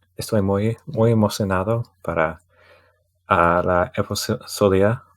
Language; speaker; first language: Spanish; non-native, learner; English